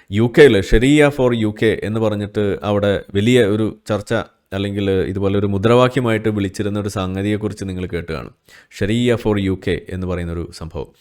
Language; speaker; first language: Malayalam; native; Malayalam